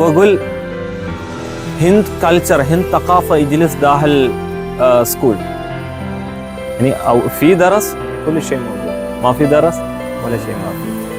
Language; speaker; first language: Arabic; non-native, learner; Malayalam